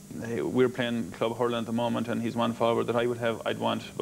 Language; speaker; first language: English; native; English